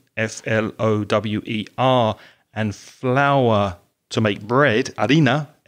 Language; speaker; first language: English; native; English